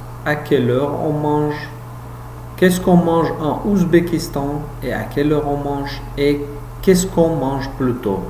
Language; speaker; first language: French; non-native, fluent; Uzbek